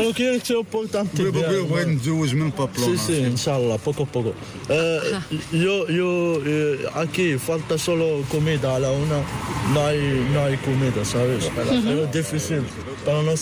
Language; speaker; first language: Spanish; non-native, learner; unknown